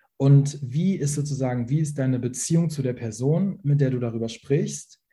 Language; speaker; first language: German; early bilingual, other home language; Persian